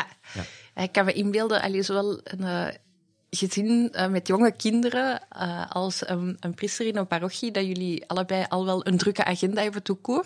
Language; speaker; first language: Dutch; native; Dutch